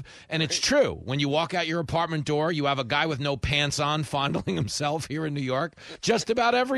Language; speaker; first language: English; native; English